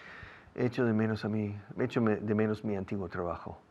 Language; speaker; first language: Spanish; non-native, fluent; English